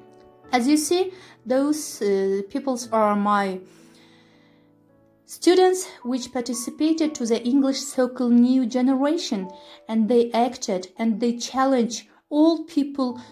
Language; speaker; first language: English; non-native, fluent; Kyrgyz